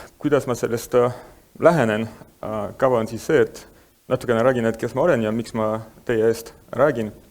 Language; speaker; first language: Estonian; non-native, fluent; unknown